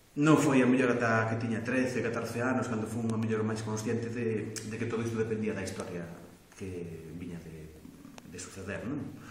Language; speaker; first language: Galician; non-native, local second language; Spanish